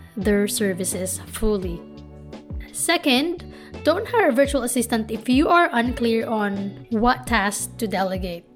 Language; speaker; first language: English; non-native, local second language; Filipino